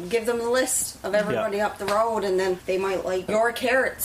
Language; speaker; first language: English; native; English